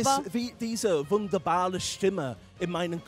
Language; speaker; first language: German; non-native, fluent; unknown